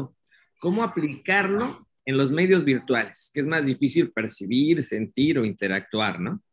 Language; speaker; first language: Spanish; native; Spanish